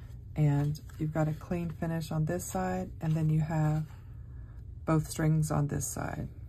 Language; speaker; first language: English; native; English